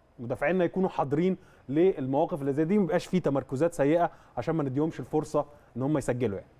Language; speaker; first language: Arabic; native; Arabic